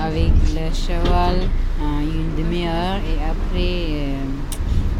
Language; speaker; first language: French; non-native, learner; Tibetan